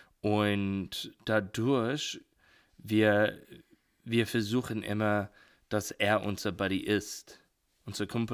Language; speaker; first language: German; non-native, learner; English